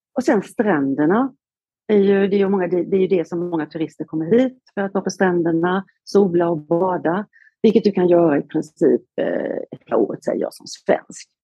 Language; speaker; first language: Swedish; native; Swedish